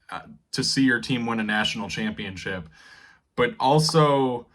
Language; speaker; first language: English; native; English